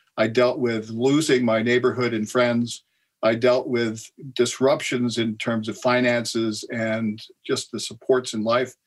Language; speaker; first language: English; native; English